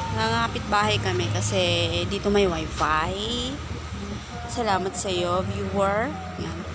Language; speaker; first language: Filipino; non-native, local second language; Cebuano